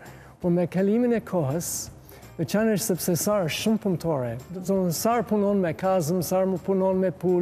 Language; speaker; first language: Albanian; non-native, learner; English